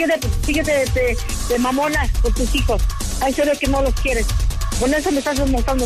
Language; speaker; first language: Spanish; native; Spanish